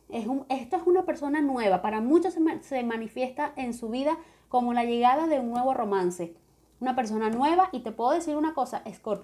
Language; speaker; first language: Spanish; native; Spanish